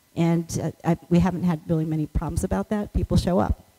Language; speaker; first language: English; native; English